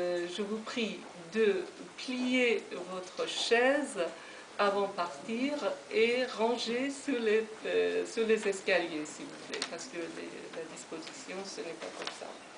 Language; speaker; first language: French; non-native, fluent; Persian